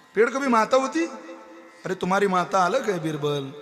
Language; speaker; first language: Hindi; non-native, local second language; Marathi